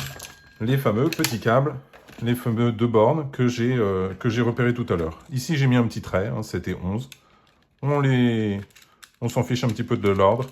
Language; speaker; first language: French; native; French